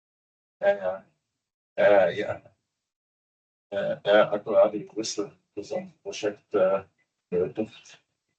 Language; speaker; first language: Norwegian; non-native, fluent; German